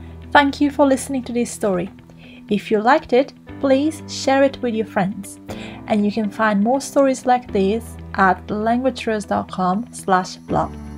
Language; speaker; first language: English; non-native, fluent; Italian